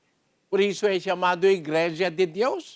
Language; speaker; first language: Portuguese; non-native, learner; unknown